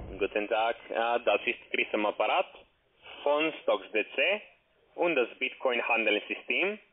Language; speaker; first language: German; non-native, learner; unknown